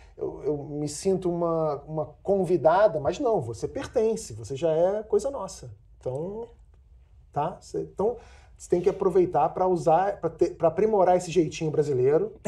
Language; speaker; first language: Portuguese; native; Portuguese